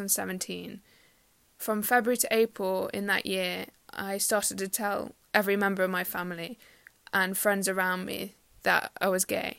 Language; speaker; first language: English; native; English